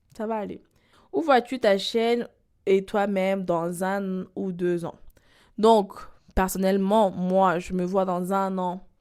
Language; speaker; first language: French; non-native, local second language; Lingala